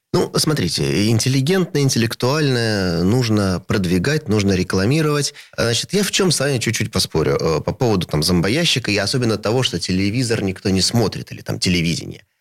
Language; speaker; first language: Russian; native; Russian